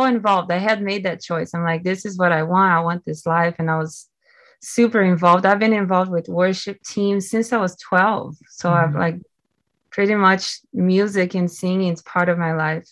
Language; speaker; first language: English; non-native, fluent; Portuguese